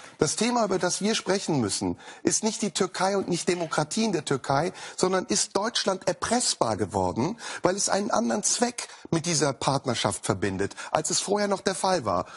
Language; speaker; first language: German; early bilingual, other home language; Turkish